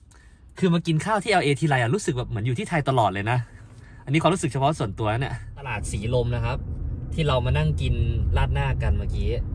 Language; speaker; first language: Thai; native; Thai